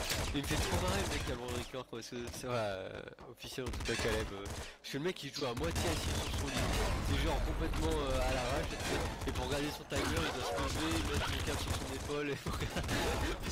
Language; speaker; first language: French; native; French